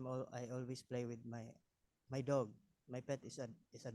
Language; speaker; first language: English; non-native, learner; Cebuano